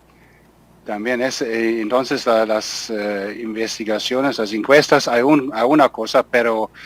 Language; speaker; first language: Spanish; non-native, fluent; German